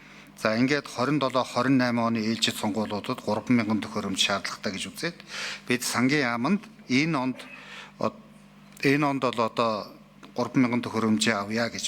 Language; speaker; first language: Mongolian; native; Mongolian